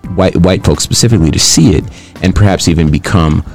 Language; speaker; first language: English; native; English